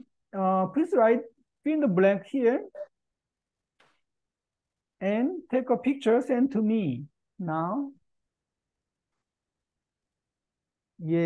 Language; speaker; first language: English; non-native, learner; Korean